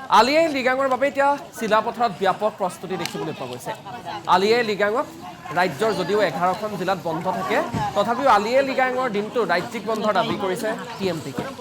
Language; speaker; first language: Assamese; native; Assamese